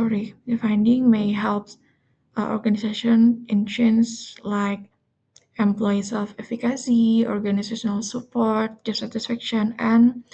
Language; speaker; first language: English; non-native, learner; Indonesian